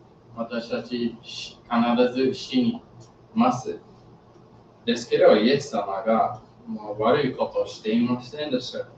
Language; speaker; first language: Japanese; non-native, fluent; English